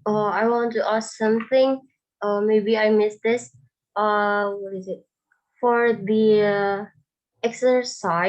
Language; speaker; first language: English; non-native, fluent; Indonesian